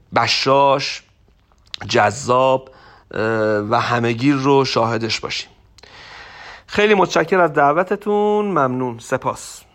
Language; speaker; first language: Persian; native; Persian